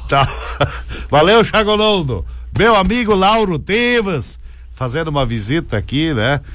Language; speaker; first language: Portuguese; native; Portuguese